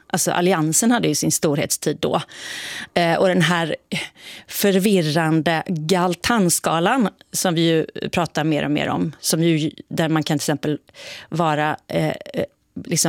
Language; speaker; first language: Swedish; native; Swedish